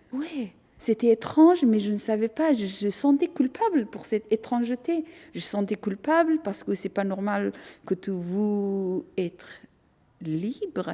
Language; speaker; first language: French; non-native, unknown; Persian